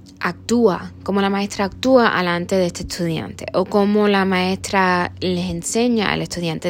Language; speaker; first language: Spanish; early bilingual, heritage; Spanish